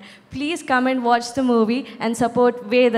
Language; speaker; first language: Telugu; non-native, local second language; Kannada